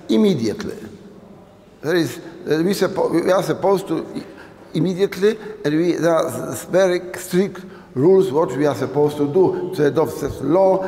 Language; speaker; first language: English; non-native, fluent; Polish